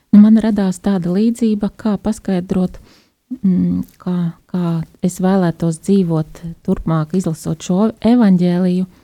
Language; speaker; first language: Latvian; native; Latvian